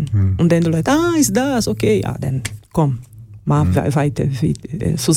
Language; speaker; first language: German; non-native, learner; Portuguese